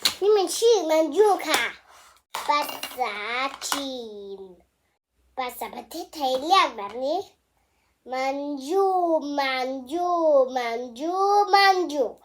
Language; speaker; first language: Thai; early bilingual, heritage; Thai